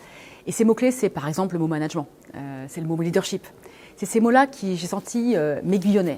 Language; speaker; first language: French; native; French